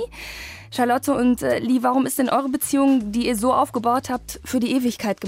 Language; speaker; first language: German; native; German